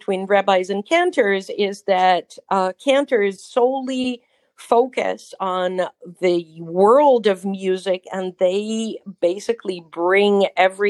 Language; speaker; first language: English; non-native, fluent; Hebrew